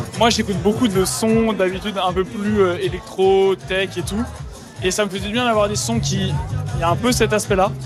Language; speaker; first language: French; native; French